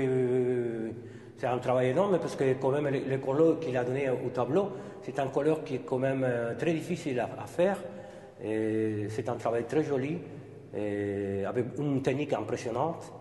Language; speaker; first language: French; non-native, fluent; Spanish